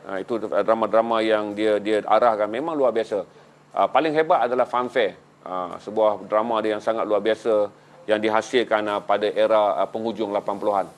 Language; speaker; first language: Malay; native; Malay